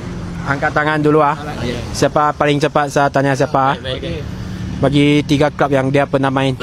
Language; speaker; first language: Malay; non-native, local second language; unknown